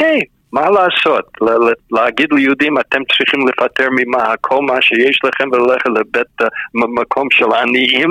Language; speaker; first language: Hebrew; non-native, fluent; English